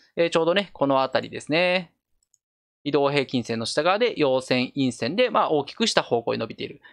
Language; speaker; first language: Japanese; native; Japanese